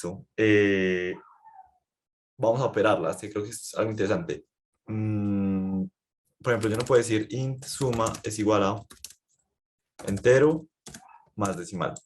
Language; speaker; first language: Spanish; native; Spanish